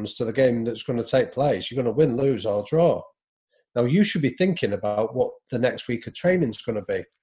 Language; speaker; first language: English; native; English